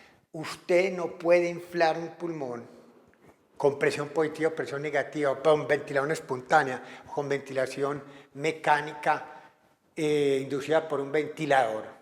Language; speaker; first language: Spanish; native; Spanish